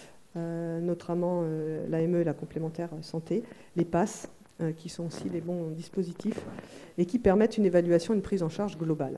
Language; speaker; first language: French; native; French